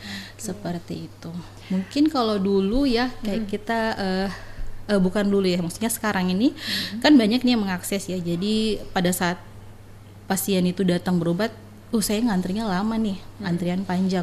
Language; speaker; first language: Indonesian; native; Indonesian